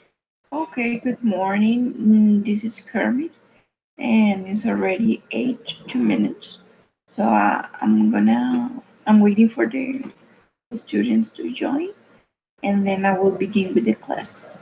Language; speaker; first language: English; non-native, fluent; Spanish